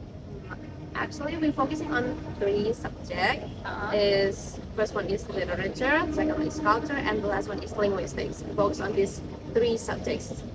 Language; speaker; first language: English; non-native, learner; Indonesian